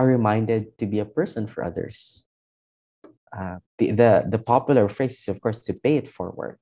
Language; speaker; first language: English; non-native, local second language; Hiligaynon